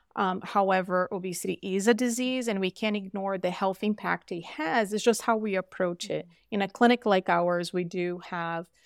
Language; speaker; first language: English; non-native, fluent; Portuguese